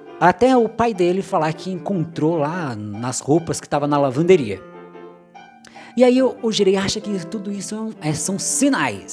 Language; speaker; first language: Portuguese; native; Portuguese